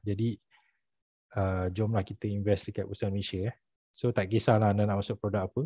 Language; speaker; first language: Malay; native; Malay